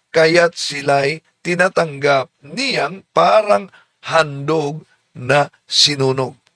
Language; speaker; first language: Filipino; native; Filipino